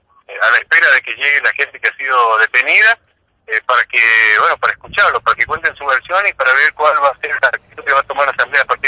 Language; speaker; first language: Spanish; native; Spanish